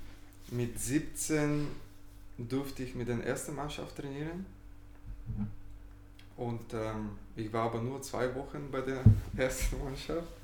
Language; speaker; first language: German; non-native, fluent; Bulgarian